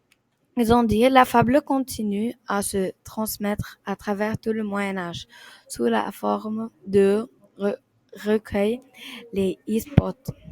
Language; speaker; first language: French; non-native, learner; Arabic